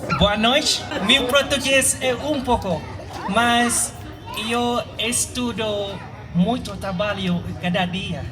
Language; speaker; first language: Portuguese; non-native, learner; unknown